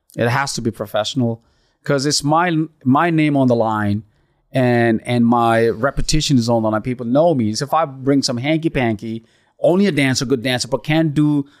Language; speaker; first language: English; non-native, local second language; Punjabi